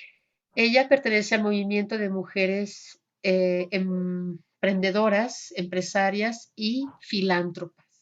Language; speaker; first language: Spanish; native; Spanish